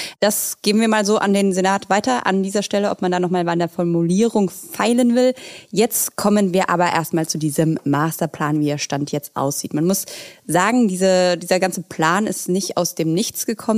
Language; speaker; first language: German; native; German